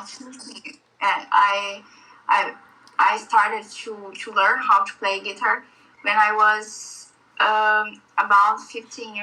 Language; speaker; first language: English; non-native, learner; Portuguese